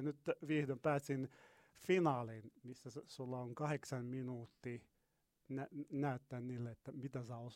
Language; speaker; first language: Finnish; non-native, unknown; Arabic